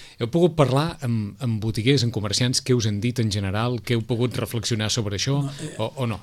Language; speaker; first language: Catalan; native; Catalan